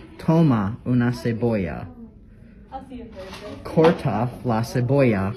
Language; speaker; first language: Spanish; non-native, learner; English